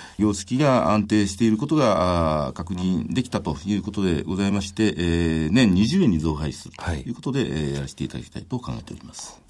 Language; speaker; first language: Japanese; native; Japanese